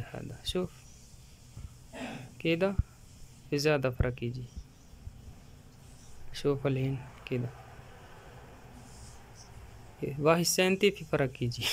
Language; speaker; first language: Arabic; non-native, learner; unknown